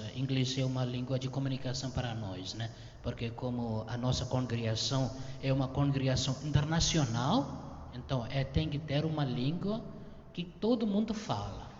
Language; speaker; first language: Portuguese; non-native, fluent; Tamil